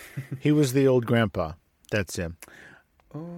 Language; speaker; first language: English; native; English